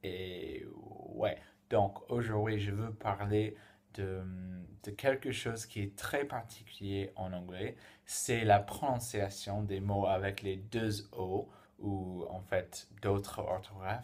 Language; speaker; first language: French; non-native, fluent; English